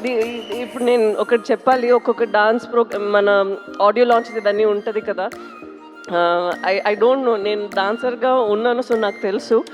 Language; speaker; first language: Telugu; non-native, fluent; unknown